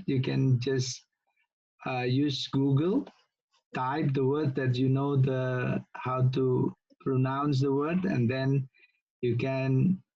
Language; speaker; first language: English; non-native, local second language; Indonesian